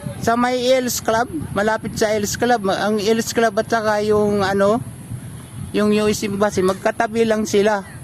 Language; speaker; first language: Filipino; non-native, local second language; Cebuano